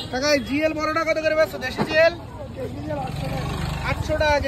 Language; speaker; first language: Bangla; native; Bangla